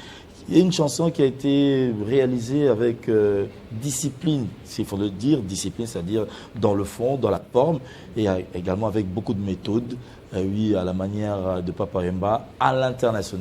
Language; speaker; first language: French; non-native, local second language; Lingala